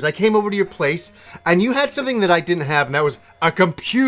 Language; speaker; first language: English; native; English